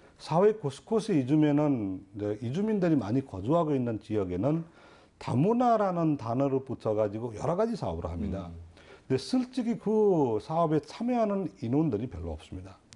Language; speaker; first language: Korean; non-native, fluent; Nepali